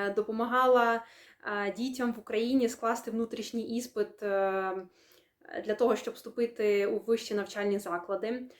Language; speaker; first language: Ukrainian; non-native, local second language; Russian